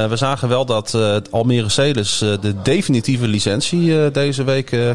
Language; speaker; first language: Dutch; native; Dutch